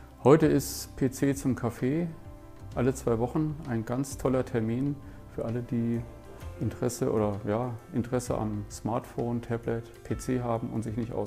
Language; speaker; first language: German; native; German